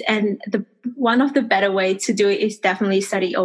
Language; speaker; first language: English; non-native, local second language; Chinese